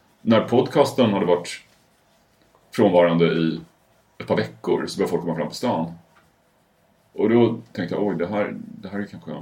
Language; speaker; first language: Swedish; native; Swedish